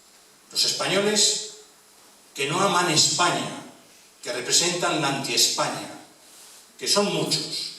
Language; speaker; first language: Spanish; native; Spanish